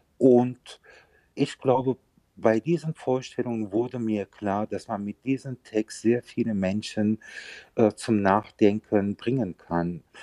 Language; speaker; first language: German; early bilingual, other home language; Turkish